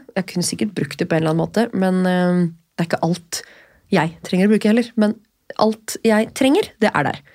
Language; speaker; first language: Norwegian; native; Norwegian